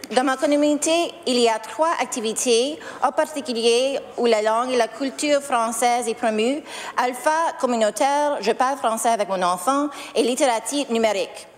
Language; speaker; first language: French; early bilingual, heritage; French